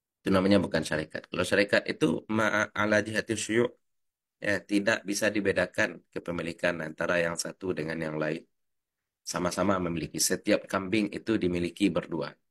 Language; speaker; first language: Indonesian; non-native, local second language; Minangkabau